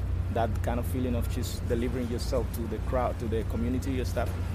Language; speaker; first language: English; non-native, fluent; Spanish